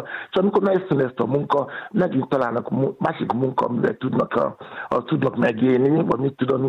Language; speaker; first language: Hungarian; non-native, learner; Yoruba